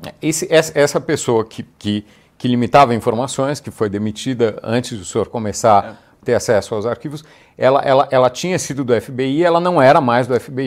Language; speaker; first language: Portuguese; native; Portuguese